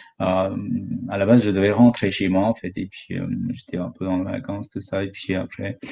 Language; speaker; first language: French; non-native, fluent; Sherpa